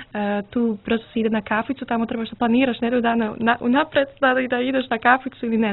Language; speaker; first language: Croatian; early bilingual, heritage; Serbian